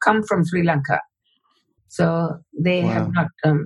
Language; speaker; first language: English; non-native, local second language; Tamil